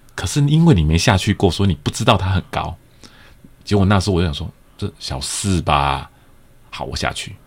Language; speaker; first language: Chinese; native; Chinese